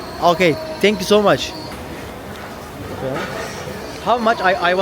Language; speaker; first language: English; non-native, learner; Turkish